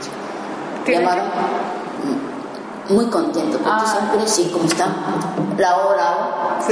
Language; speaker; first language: Spanish; non-native, learner; Japanese